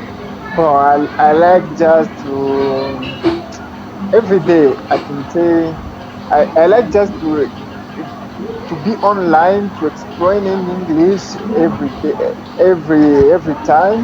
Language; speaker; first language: English; non-native, learner; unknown